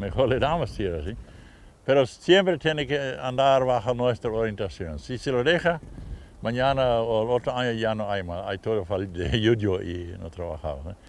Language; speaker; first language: Spanish; non-native, local second language; Plautdietsch